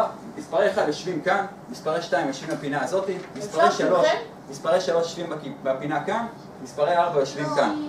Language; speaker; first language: Hebrew; native; Hebrew